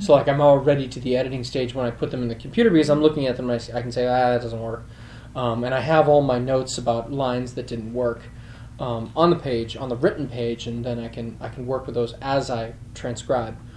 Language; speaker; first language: English; native; English